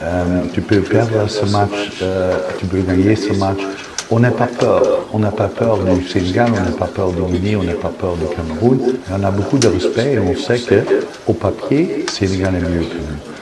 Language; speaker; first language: French; non-native, fluent; Dutch